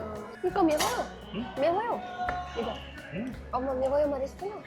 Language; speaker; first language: Korean; non-native, learner; Uzbek